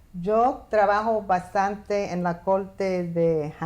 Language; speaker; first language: Spanish; early bilingual, heritage; Spanish